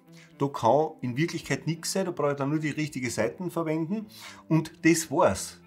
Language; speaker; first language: German; native; German